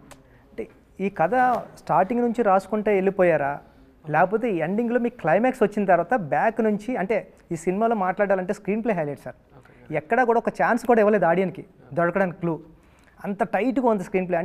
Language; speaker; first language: Telugu; native; Telugu